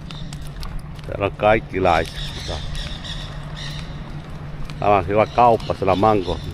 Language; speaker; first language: Finnish; non-native, learner; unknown